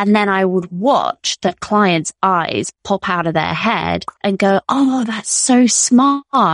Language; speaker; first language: English; native; English